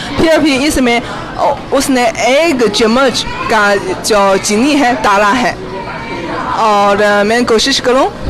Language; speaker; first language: Urdu; non-native, fluent; Chinese